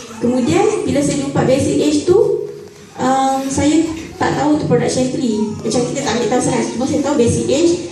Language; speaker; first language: Malay; native; Malay